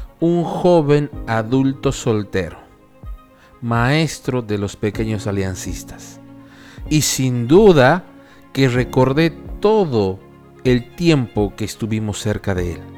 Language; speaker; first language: Spanish; native; Spanish